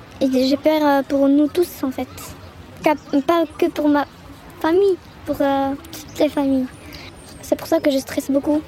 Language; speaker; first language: French; early bilingual, other home language; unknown